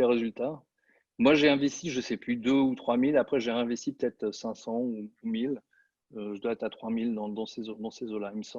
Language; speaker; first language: French; native; French